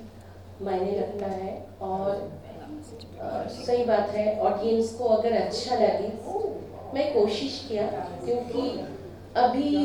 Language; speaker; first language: Hindi; non-native, local second language; Bangla